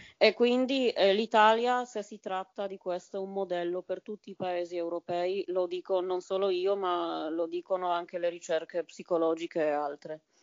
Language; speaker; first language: Italian; non-native, fluent; Polish